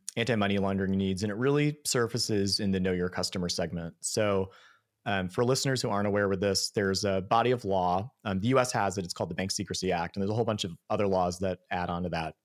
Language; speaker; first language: English; native; English